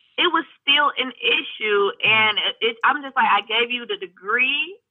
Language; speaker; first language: English; native; English